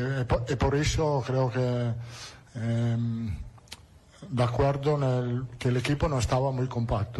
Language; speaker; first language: Portuguese; non-native, learner; Italian